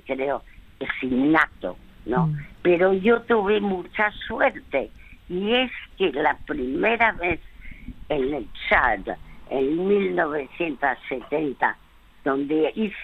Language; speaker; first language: Spanish; early bilingual, other home language; French